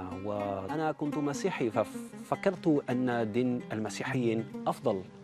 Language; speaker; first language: Arabic; non-native, fluent; French